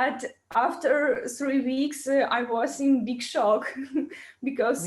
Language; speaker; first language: English; non-native, learner; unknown